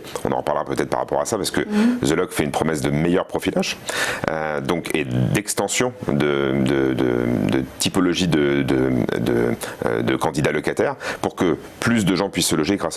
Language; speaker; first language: French; native; French